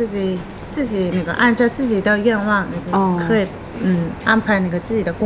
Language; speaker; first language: Chinese; non-native, fluent; Korean